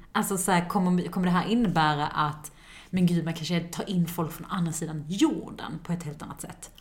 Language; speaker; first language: Swedish; early bilingual, other home language; Persian